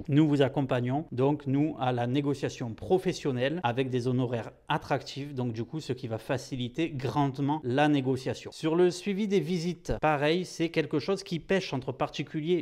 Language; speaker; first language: French; native; French